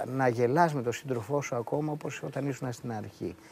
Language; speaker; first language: Greek; native; Greek